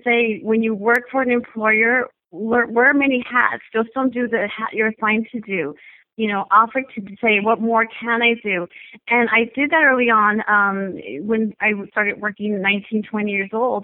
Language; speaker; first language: English; native; English